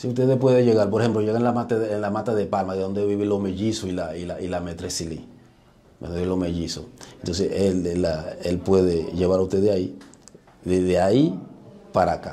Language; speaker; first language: Spanish; native; Spanish